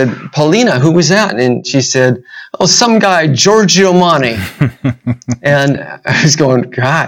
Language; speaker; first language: English; native; English